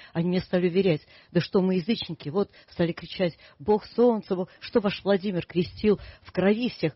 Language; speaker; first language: Russian; native; Russian